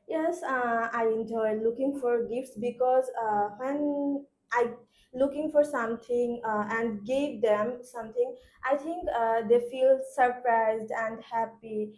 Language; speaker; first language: English; non-native, learner; Bangla